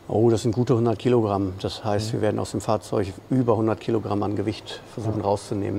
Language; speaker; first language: German; native; German